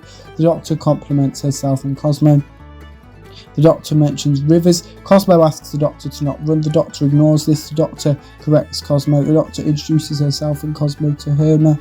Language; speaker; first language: English; native; English